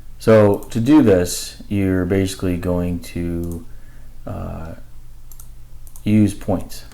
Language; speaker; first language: English; native; English